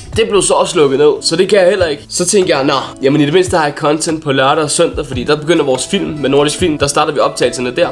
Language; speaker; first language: Danish; native; Danish